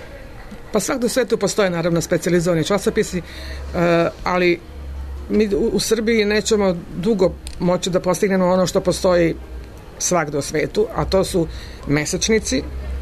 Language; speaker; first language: Serbian; native; Serbian